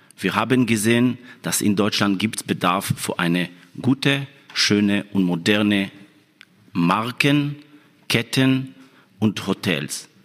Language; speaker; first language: German; non-native, fluent; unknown